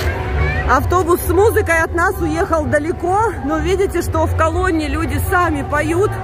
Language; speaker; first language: Russian; native; Russian